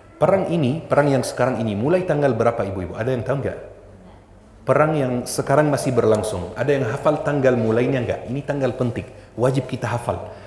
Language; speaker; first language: Indonesian; non-native, fluent; Arabic